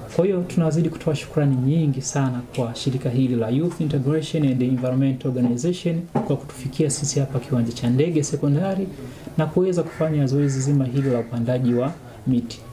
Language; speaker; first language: Swahili; native; Swahili